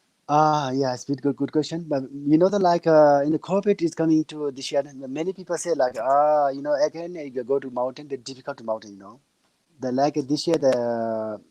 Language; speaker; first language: English; non-native, learner; Nepali